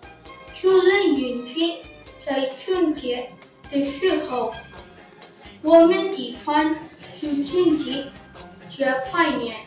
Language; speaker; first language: Chinese; non-native, learner; Indonesian